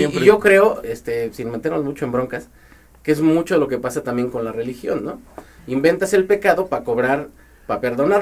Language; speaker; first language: Spanish; native; Spanish